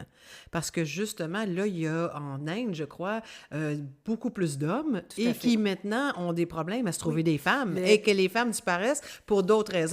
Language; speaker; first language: French; native; French